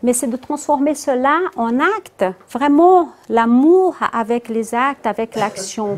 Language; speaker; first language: French; non-native, fluent; Portuguese